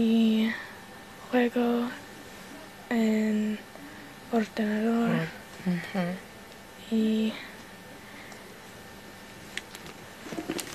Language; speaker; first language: Spanish; non-native, learner; English